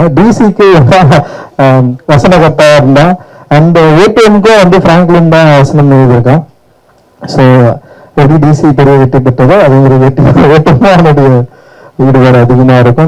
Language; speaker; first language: Tamil; native; Tamil